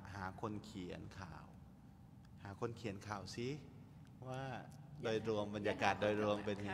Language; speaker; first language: Thai; native; Thai